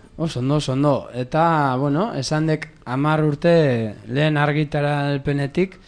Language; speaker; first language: Basque; native; Basque